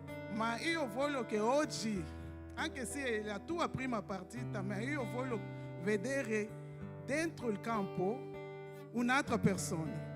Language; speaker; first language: Italian; non-native, fluent; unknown